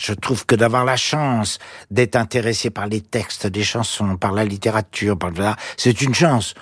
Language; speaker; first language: French; native; French